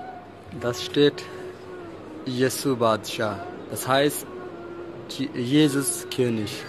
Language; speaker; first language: German; non-native, learner; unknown